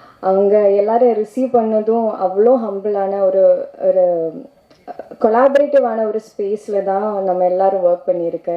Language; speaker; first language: Tamil; non-native, learner; Malayalam